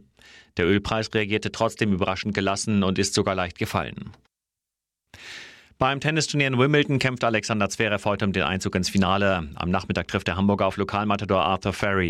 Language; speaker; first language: German; native; German